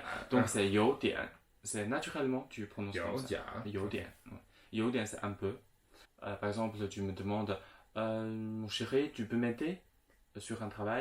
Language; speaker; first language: French; non-native, fluent; Chinese